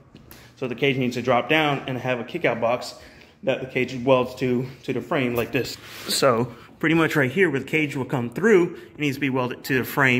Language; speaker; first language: English; native; English